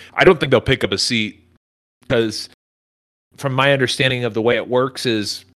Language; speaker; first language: English; native; English